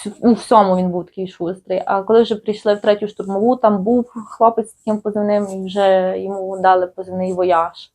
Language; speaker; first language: Ukrainian; native; Ukrainian